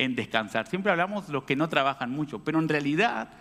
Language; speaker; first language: Spanish; native; Spanish